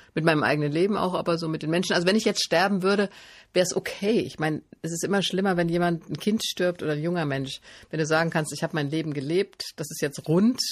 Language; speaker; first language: German; native; German